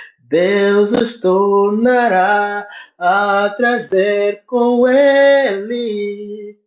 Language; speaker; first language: Portuguese; native; Portuguese